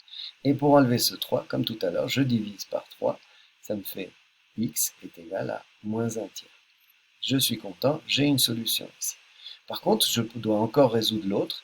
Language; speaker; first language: French; native; French